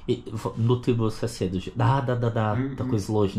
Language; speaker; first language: Russian; non-native, learner; Portuguese